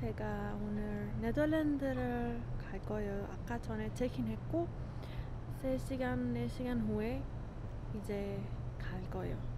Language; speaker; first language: Korean; non-native, fluent; Persian